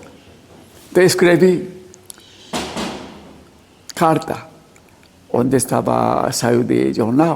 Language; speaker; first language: Portuguese; non-native, learner; Japanese